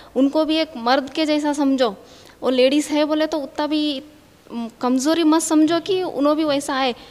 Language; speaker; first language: Hindi; non-native, local second language; Kannada